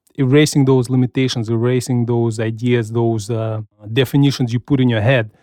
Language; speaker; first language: English; non-native, fluent; Russian